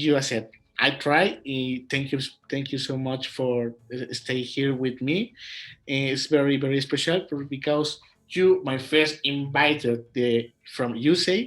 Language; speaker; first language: English; non-native, learner; Spanish